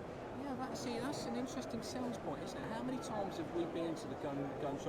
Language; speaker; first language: English; native; English